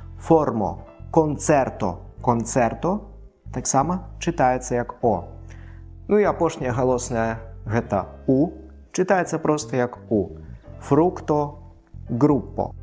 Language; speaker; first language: Belarusian; non-native, local second language; Russian